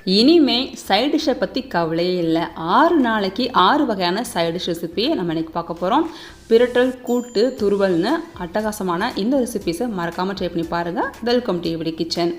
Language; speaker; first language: Tamil; native; Tamil